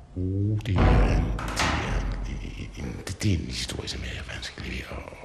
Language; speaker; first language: Danish; native; Danish